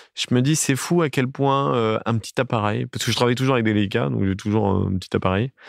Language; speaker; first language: French; native; French